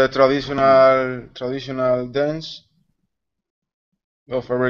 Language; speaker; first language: English; non-native, learner; Spanish